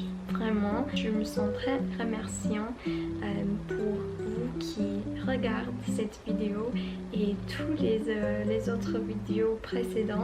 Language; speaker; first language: French; non-native, fluent; English